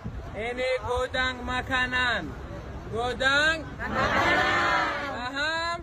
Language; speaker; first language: Indonesian; non-native, learner; Arabic